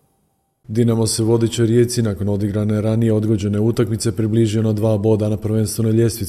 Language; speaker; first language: Croatian; native; Croatian